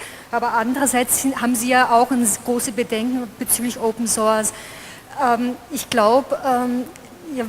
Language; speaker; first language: German; native; German